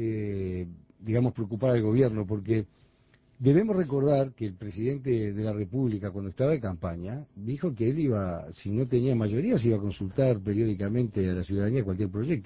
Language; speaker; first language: Spanish; native; Spanish